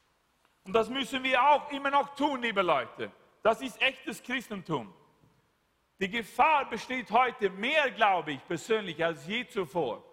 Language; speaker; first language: German; non-native, fluent; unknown